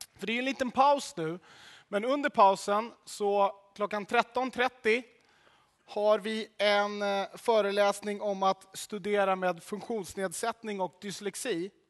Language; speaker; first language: Swedish; native; Swedish